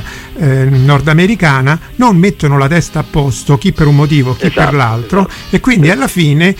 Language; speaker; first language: Italian; native; Italian